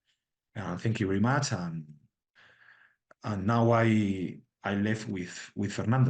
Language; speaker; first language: English; non-native, learner; Spanish